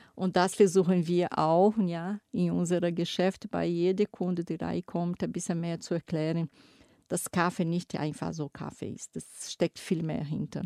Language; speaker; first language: German; non-native, fluent; Portuguese